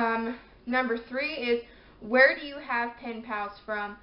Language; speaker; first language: English; native; English